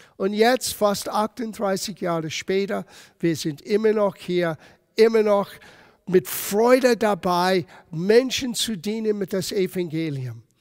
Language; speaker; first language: German; non-native, fluent; English